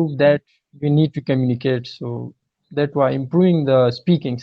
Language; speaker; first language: English; non-native, learner; Pashto